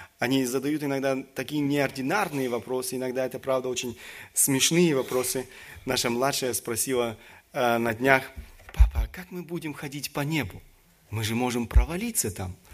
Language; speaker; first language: Russian; early bilingual, other home language; German